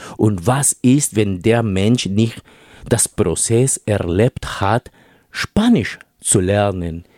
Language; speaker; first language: German; non-native, fluent; Spanish